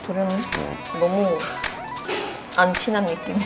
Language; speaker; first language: Korean; non-native, fluent; Swedish